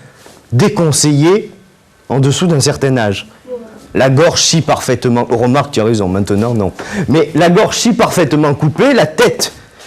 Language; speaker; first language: French; native; French